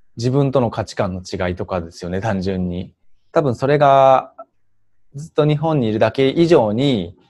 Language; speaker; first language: Japanese; native; Japanese